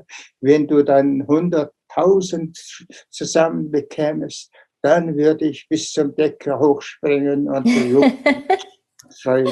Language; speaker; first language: German; non-native, fluent; Tuvinian